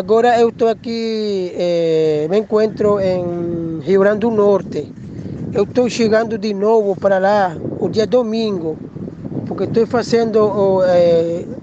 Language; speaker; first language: Portuguese; non-native, learner; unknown